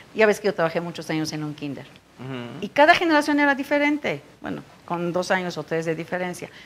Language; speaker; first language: Spanish; non-native, fluent; Turkish